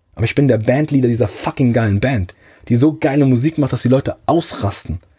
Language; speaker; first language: German; early bilingual, other home language; Italian